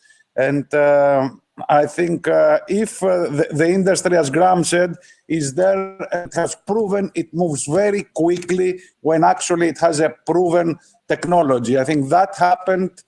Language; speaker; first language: English; non-native, fluent; Greek